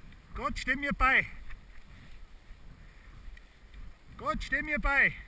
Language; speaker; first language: German; native; German